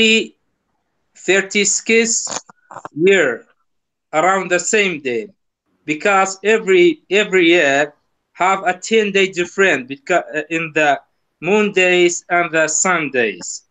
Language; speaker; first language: English; non-native, learner; Kurdish